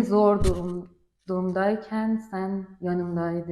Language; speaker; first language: Turkish; non-native, learner; Persian